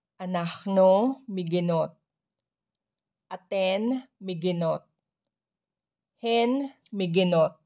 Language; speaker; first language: Hebrew; non-native, learner; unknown